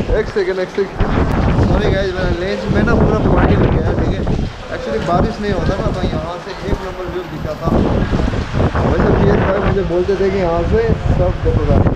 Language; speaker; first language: Hindi; non-native, local second language; Nepali